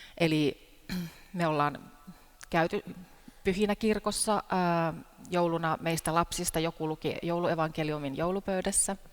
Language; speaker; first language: Finnish; native; Finnish